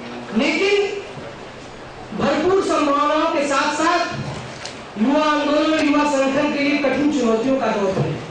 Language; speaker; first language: Hindi; native; Hindi